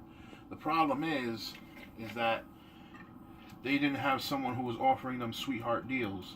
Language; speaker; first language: English; native; English